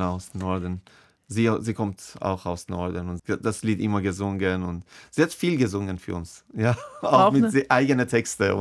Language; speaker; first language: German; non-native, learner; Persian